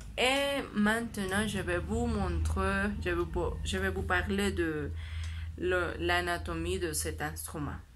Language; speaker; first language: French; non-native, learner; Spanish